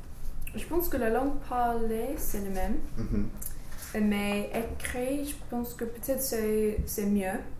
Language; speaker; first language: French; non-native, learner; English